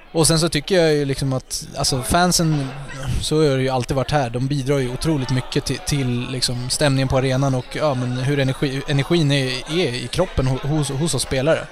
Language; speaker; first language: Swedish; native; Swedish